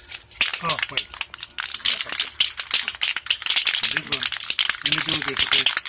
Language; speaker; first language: English; early bilingual, other home language; Spanish